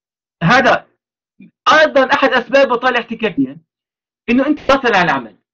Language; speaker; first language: Arabic; native; Arabic